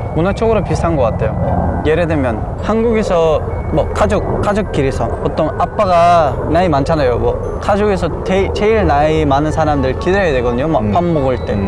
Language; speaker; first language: Korean; non-native, fluent; Uzbek